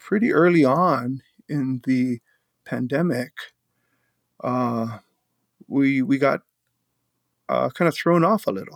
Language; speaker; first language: English; native; English